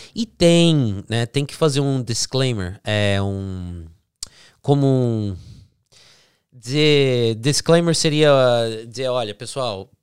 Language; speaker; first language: Portuguese; early bilingual, heritage; English